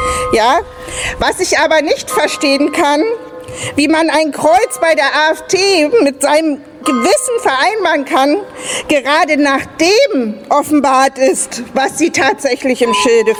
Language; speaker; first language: German; native; German